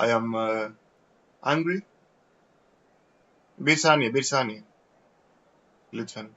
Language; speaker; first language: Turkish; non-native, learner; Greek